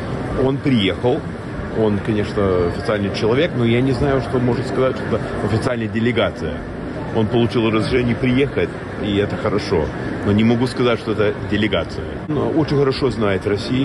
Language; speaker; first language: Russian; non-native, fluent; English